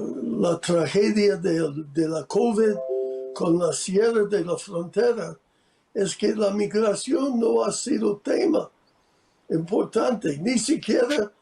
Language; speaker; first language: Spanish; non-native, fluent; English